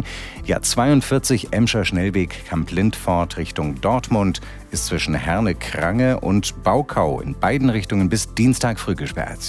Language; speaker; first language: German; native; German